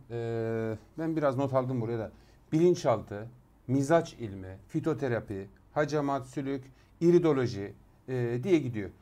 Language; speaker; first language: Turkish; native; Turkish